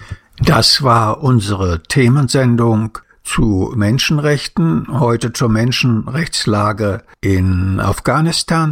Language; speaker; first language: German; native; German